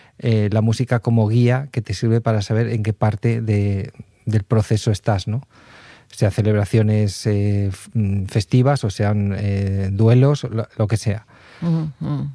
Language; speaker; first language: Spanish; native; Spanish